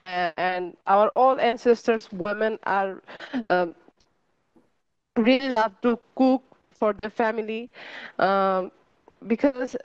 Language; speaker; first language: English; non-native, learner; Bangla